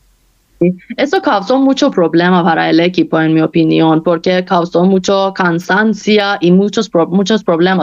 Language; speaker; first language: Spanish; non-native, fluent; Persian